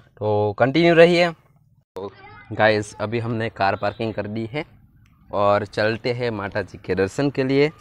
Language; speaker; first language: Hindi; non-native, local second language; Gujarati